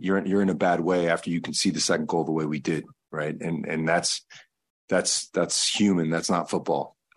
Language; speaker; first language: English; early bilingual, other home language; Spanish